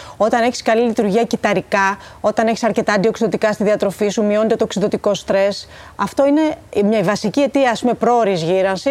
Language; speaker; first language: Greek; native; Greek